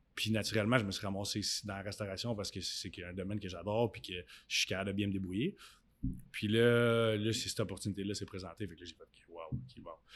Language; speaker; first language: French; native; French